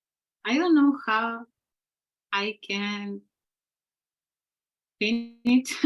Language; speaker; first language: English; non-native, learner; Spanish